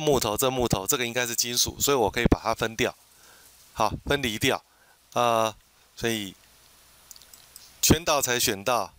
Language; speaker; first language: Chinese; native; Chinese